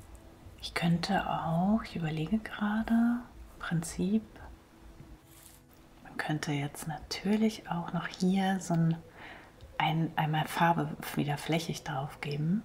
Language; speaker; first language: German; native; German